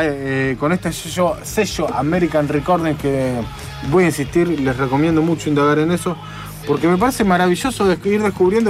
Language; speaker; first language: Spanish; native; Spanish